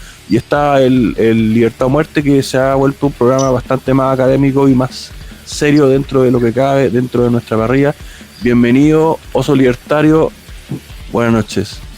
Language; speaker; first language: Spanish; native; Spanish